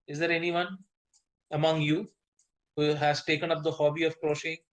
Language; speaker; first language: English; non-native, local second language; Malayalam